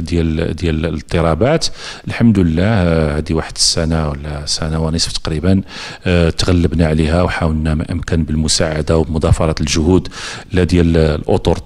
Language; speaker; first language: Arabic; native; Arabic